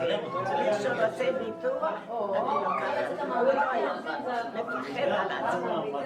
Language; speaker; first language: Hebrew; non-native, fluent; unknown